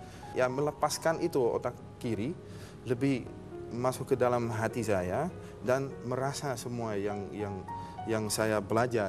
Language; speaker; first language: Indonesian; non-native, fluent; Dutch